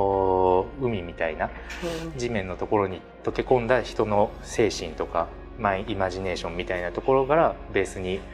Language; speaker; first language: Japanese; native; Japanese